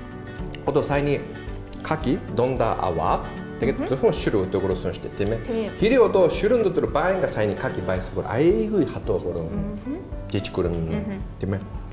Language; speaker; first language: Mongolian; non-native, fluent; Japanese